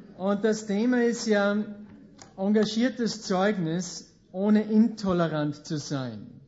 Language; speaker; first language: German; native; German